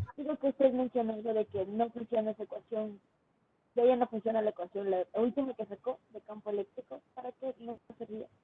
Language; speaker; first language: Spanish; native; Spanish